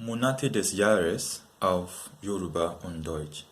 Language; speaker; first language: German; non-native, learner; Yoruba